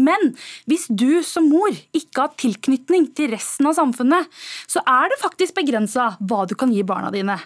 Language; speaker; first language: Norwegian; early bilingual, other home language; Tamil